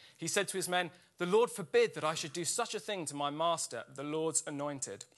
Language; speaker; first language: English; native; English